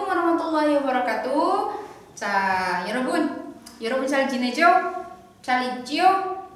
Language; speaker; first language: Korean; non-native, fluent; Indonesian